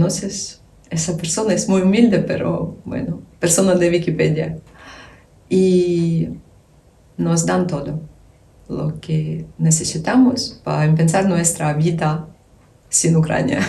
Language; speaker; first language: Spanish; non-native, learner; Ukrainian